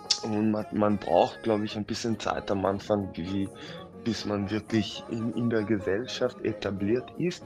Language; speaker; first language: German; non-native, fluent; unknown